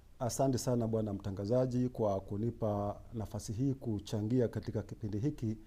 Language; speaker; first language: Swahili; native; Swahili